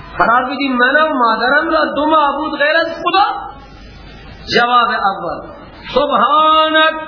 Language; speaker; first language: Persian; non-native, local second language; Baluchi